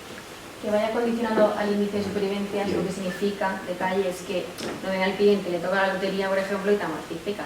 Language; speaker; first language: Spanish; native; Spanish